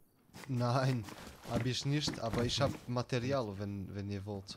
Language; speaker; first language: German; non-native, learner; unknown